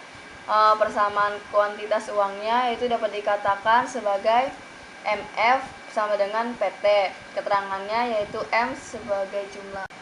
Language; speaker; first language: Indonesian; native; Indonesian